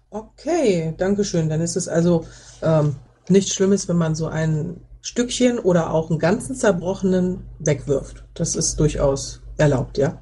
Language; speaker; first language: German; native; German